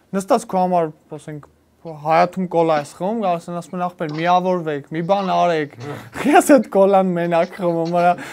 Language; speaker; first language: Armenian; native; Armenian